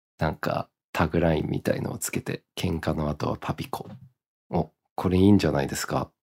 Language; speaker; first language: Japanese; early bilingual, heritage; Japanese